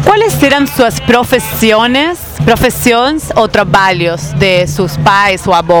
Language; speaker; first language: Portuguese; non-native, fluent; Spanish